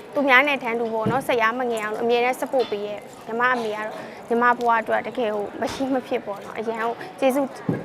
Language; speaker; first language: Burmese; non-native, local second language; Hakha Chin